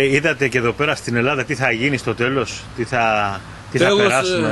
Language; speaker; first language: Greek; native; Greek